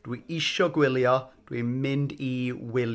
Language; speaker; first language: Welsh; non-native, fluent; English